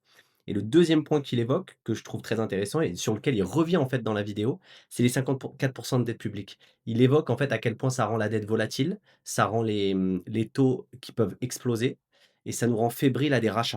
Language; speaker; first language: French; native; French